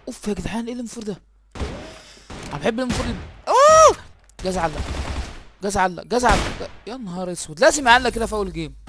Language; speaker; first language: Arabic; native; Arabic